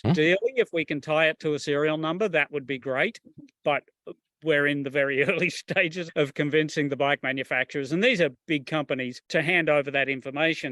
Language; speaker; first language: English; native; English